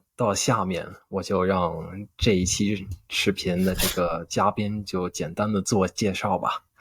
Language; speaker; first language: Chinese; non-native, fluent; English